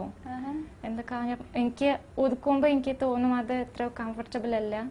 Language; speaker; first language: Malayalam; non-native, fluent; Russian